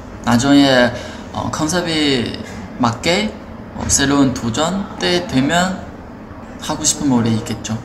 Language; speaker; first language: Korean; non-native, fluent; Chinese